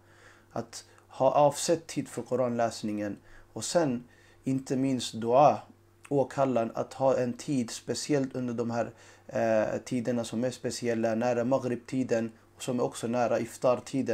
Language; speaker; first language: Swedish; non-native, fluent; Urdu